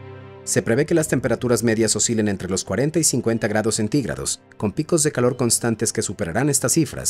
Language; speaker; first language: Spanish; native; Spanish